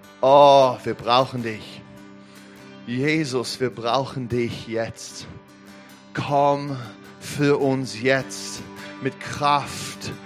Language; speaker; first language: German; non-native, fluent; English